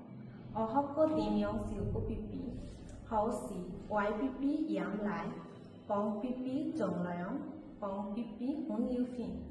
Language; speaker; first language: Cantonese; non-native, learner; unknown